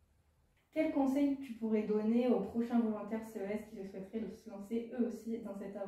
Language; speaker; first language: French; native; French